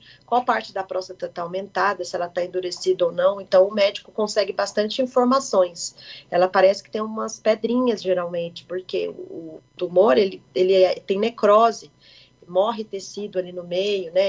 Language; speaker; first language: Portuguese; native; Portuguese